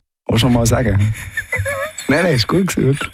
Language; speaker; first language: German; native; German